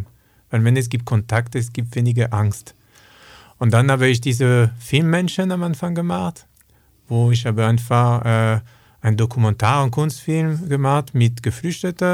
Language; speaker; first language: German; non-native, learner; French